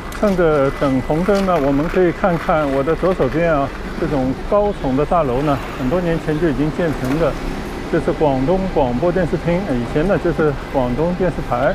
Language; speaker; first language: Chinese; non-native, local second language; Cantonese